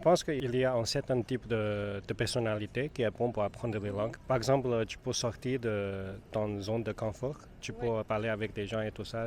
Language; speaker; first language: French; non-native, fluent; Spanish